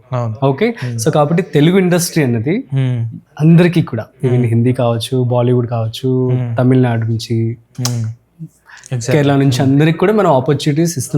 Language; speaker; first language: Telugu; native; Telugu